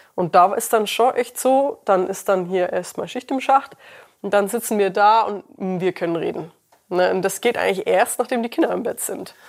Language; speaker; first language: German; early bilingual, other home language; English